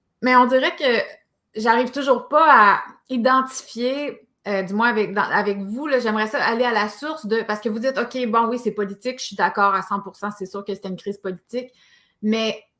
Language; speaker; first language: French; native; French